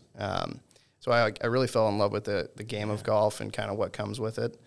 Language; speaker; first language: English; native; English